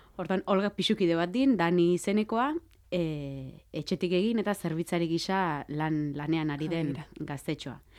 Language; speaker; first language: Basque; native; Basque